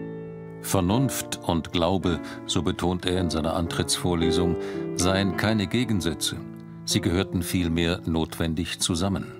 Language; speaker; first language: German; native; German